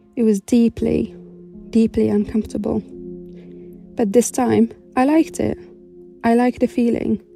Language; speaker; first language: English; non-native, fluent; Arabic